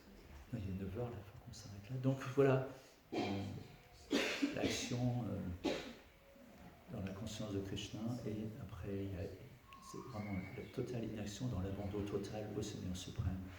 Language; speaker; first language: French; native; French